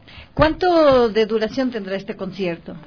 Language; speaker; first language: Spanish; native; Spanish